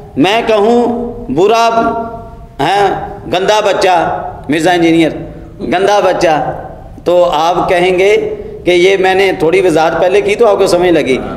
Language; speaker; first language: Urdu; non-native, local second language; Punjabi